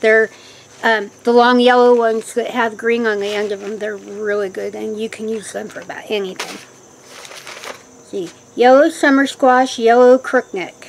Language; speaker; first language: English; native; English